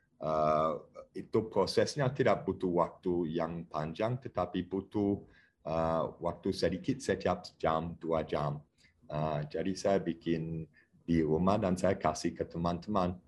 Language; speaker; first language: Indonesian; non-native, fluent; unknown